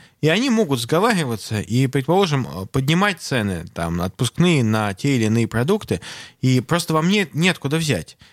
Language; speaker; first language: Russian; native; Russian